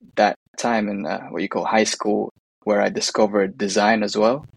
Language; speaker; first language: English; native; English